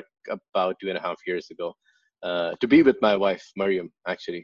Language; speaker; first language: English; non-native, local second language; Urdu